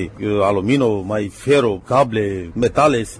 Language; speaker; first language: Spanish; non-native, learner; Romanian